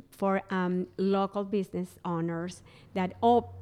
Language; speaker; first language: English; non-native, fluent; Spanish